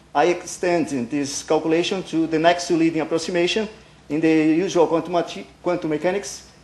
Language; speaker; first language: English; non-native, learner; Portuguese